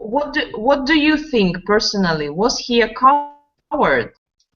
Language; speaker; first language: English; non-native, fluent; Russian